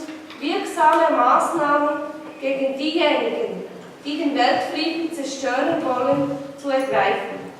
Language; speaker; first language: German; non-native, fluent; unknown